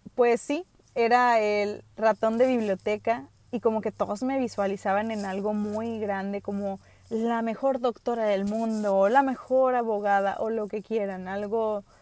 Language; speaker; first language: Spanish; early bilingual, other home language; English